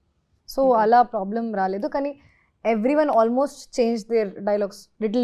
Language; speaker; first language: Telugu; non-native, local second language; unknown